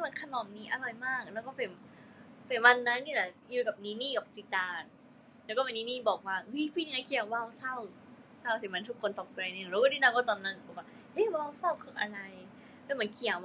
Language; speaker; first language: Thai; non-native, fluent; Japanese